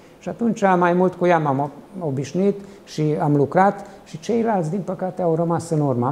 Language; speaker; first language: Romanian; non-native, local second language; Hungarian